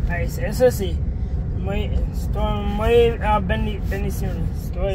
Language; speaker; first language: Spanish; early bilingual, heritage; Spanish